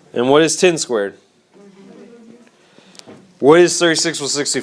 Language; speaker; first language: English; native; English